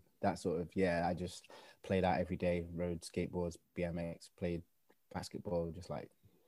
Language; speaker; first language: English; native; English